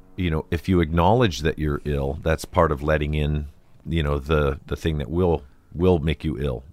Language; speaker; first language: English; native; English